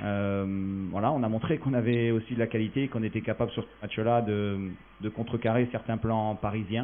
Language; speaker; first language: French; native; French